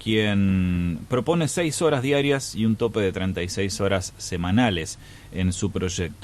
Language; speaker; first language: Spanish; native; Spanish